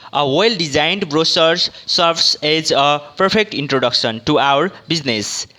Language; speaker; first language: English; non-native, local second language; Nepali